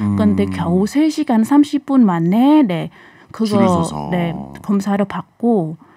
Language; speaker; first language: Korean; non-native, learner; Khmer